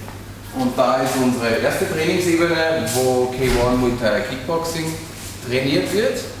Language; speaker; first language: German; native; German